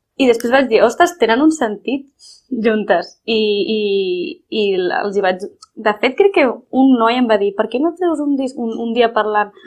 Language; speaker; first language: Catalan; non-native, local second language; Spanish